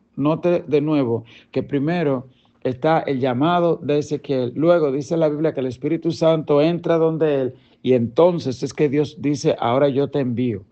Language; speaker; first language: Spanish; native; Spanish